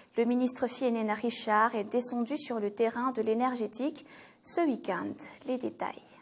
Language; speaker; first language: French; non-native, local second language; Malagasy